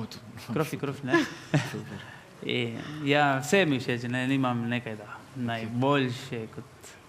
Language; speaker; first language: Slovenian; non-native, learner; Spanish